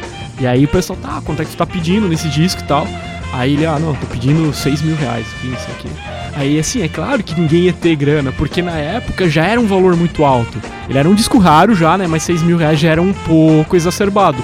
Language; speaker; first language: Portuguese; native; Portuguese